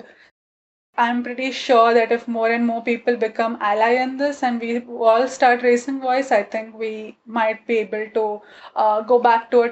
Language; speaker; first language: English; non-native, local second language; Gujarati